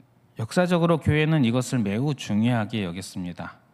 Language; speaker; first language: Korean; native; Korean